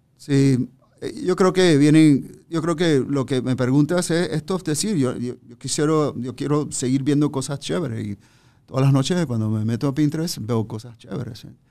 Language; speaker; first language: Spanish; native; Spanish